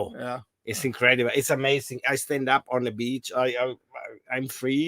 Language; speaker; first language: English; non-native, learner; German